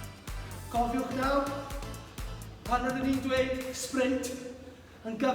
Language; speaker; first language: Welsh; non-native, local second language; English